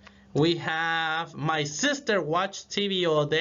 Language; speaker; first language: English; non-native, fluent; Spanish